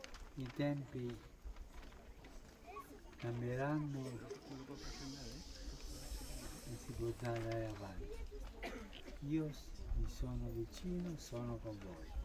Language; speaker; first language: Italian; non-native, fluent; Spanish